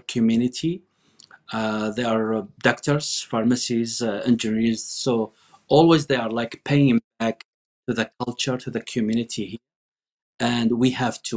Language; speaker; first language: English; non-native, fluent; Arabic